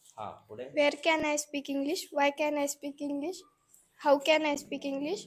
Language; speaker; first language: English; non-native, learner; Marathi